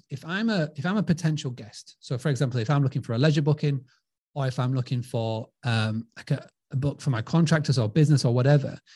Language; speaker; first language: English; native; English